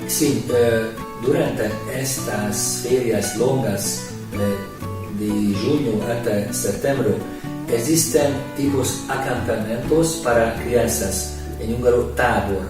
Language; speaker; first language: Portuguese; non-native, fluent; Hungarian